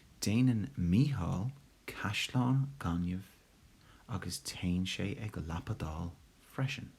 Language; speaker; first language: Irish; non-native, local second language; English